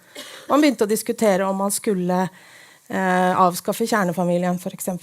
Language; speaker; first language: Norwegian; native; Norwegian